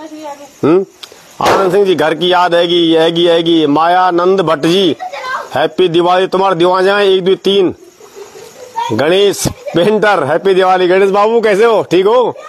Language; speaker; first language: Hindi; non-native, local second language; Garhwali